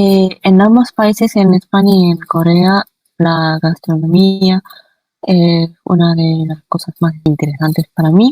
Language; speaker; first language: Spanish; non-native, fluent; Korean